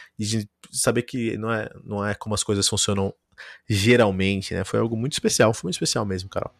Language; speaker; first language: Portuguese; early bilingual, heritage; Portuguese